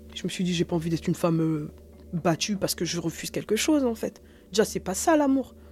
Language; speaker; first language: French; native; French